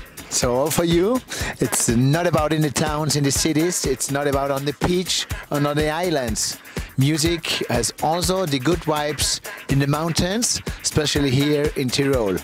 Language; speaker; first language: English; non-native, fluent; German